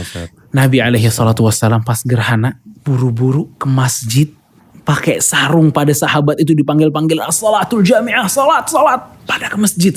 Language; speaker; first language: Indonesian; native; Indonesian